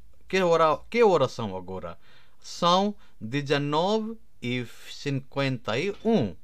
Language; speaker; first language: Portuguese; non-native, learner; Nepali